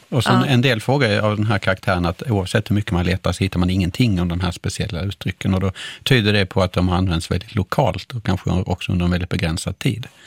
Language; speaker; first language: Swedish; native; Swedish